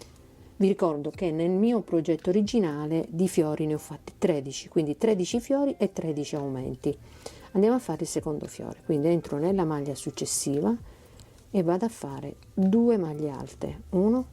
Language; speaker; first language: Italian; native; Italian